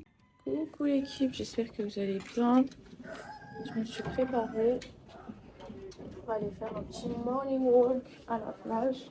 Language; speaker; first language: French; native; French